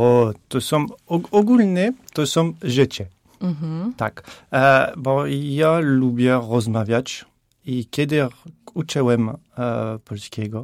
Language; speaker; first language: Polish; non-native, learner; French